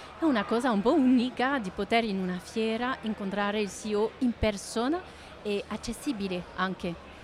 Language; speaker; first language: Italian; non-native, fluent; French